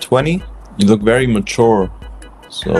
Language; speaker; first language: English; non-native, fluent; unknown